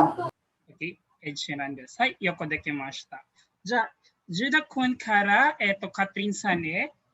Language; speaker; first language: Japanese; non-native, learner; Filipino